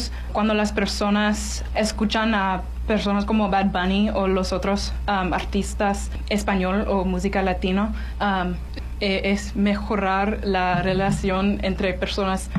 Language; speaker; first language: Spanish; non-native, learner; English